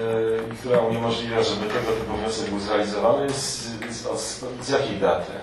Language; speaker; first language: Polish; native; Polish